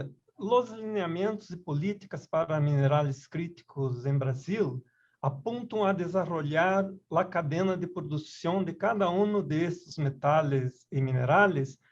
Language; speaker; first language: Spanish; non-native, learner; Portuguese